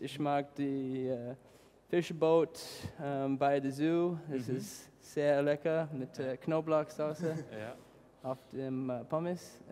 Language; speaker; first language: German; non-native, learner; English